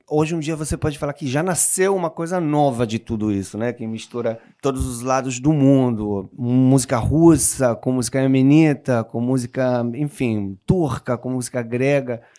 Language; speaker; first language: Portuguese; non-native, fluent; Hebrew